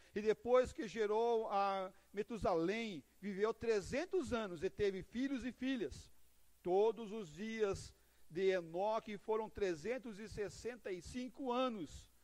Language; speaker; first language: Portuguese; native; Portuguese